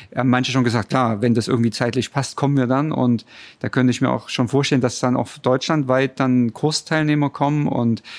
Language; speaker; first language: German; native; German